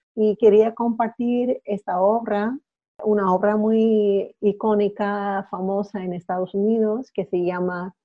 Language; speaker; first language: Spanish; non-native, fluent; English